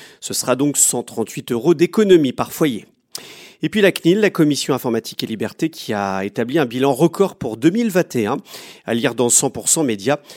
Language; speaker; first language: French; native; French